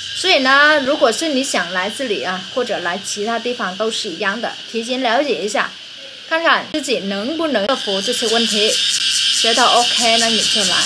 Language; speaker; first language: Chinese; non-native, fluent; Vietnamese